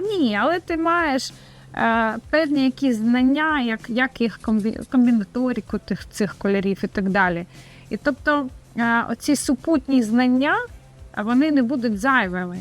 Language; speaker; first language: Ukrainian; native; Ukrainian